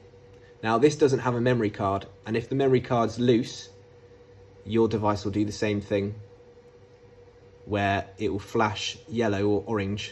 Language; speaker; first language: English; native; English